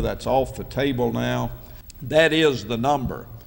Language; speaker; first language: English; native; English